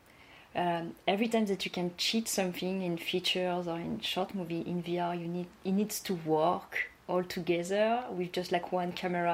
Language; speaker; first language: English; non-native, fluent; French